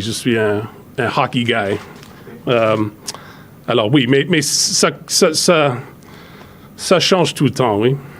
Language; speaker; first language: French; non-native, fluent; English